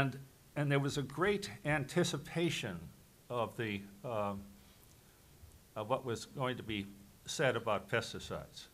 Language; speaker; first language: English; native; English